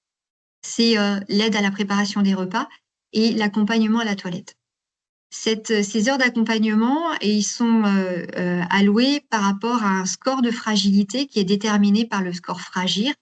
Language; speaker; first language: French; native; French